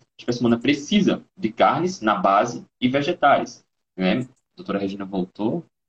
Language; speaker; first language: Portuguese; native; Portuguese